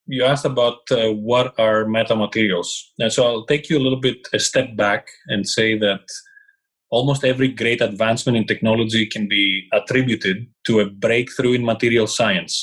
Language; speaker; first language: English; non-native, fluent; Greek